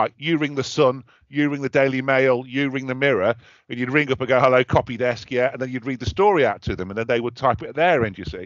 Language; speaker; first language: English; native; English